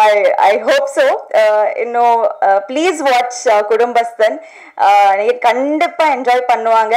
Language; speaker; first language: Tamil; non-native, learner; Telugu